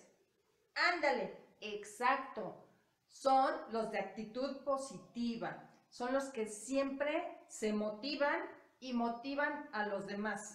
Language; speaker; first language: Spanish; native; Spanish